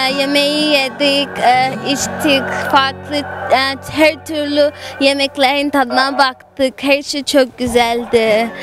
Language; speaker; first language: Turkish; non-native, fluent; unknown